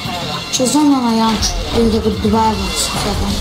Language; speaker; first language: Bulgarian; native; Bulgarian